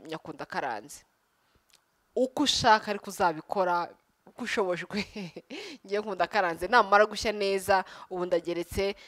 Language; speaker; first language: Kinyarwanda; early bilingual, heritage; Kinyarwanda